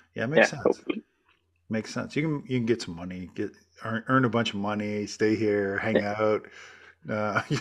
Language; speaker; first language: English; native; English